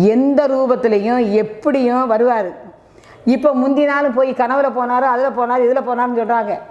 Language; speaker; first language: Tamil; native; Tamil